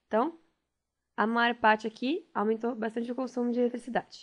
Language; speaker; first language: Portuguese; native; Portuguese